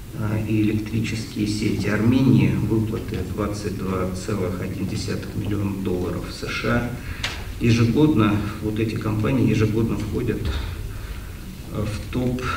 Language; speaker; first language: Russian; native; Russian